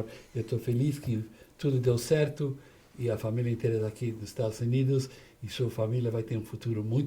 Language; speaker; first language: Portuguese; non-native, fluent; English